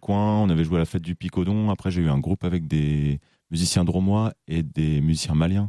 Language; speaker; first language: French; native; French